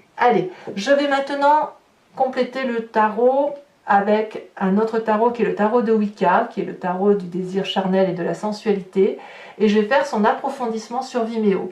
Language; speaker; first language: French; native; French